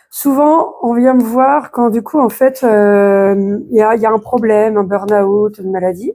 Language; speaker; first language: French; native; French